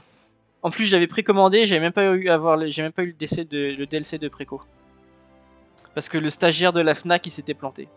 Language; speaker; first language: French; native; French